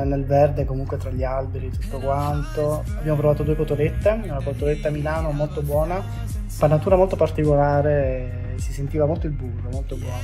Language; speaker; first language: Italian; native; Italian